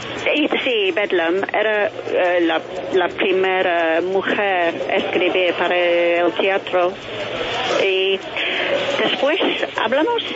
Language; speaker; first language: Spanish; non-native, learner; English